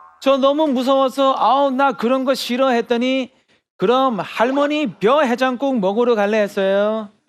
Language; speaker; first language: Korean; native; Korean